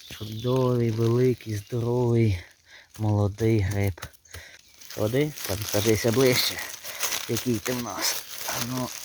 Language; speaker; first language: Ukrainian; native; Ukrainian